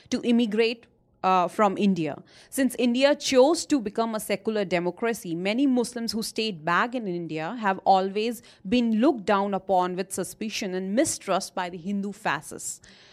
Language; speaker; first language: English; non-native, local second language; Hindi